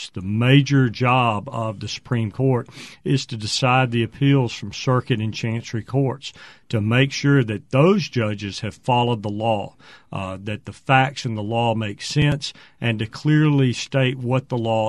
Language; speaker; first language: English; native; English